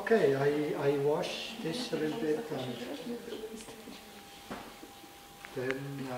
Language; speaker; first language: English; non-native, learner; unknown